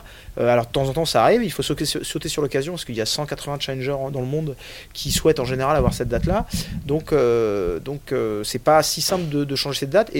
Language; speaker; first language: French; native; French